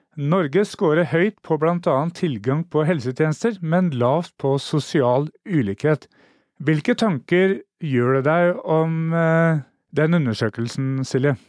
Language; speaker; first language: Norwegian; native; Norwegian